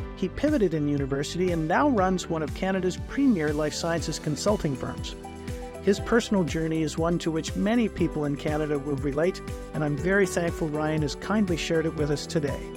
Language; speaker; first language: English; native; English